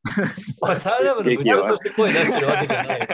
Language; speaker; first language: Japanese; native; Japanese